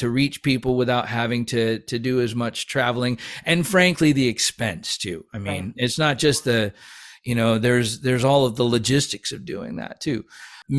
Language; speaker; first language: English; native; English